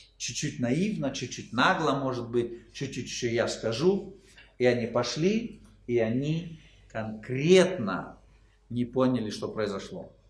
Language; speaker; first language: Russian; non-native, fluent; German